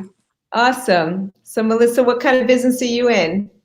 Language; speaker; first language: English; native; English